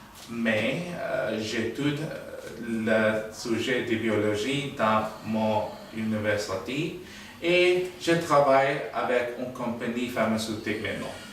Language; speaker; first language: French; non-native, learner; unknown